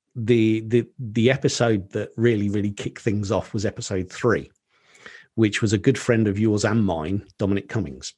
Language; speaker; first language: English; native; English